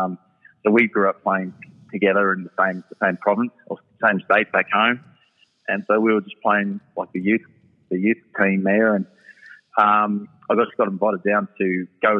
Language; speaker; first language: English; native; English